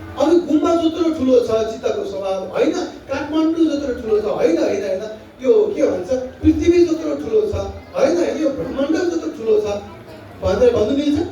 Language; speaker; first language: Nepali; non-native, local second language; Tibetan